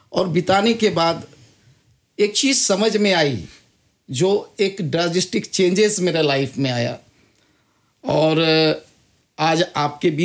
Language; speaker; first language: Hindi; native; Hindi